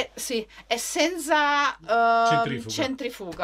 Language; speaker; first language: Italian; non-native, learner; Czech